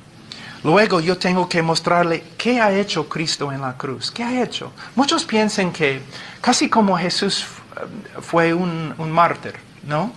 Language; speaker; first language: Spanish; non-native, fluent; English